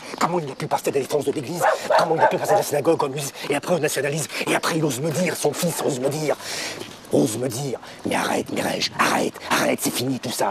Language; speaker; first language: French; native; French